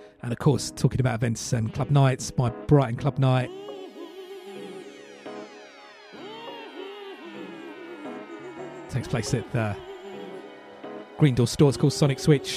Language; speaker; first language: English; native; English